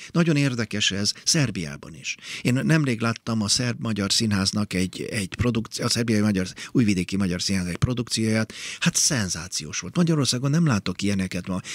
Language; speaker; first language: Hungarian; native; Hungarian